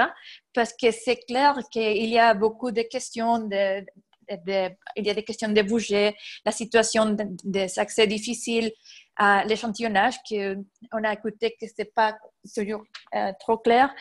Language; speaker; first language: French; non-native, fluent; Spanish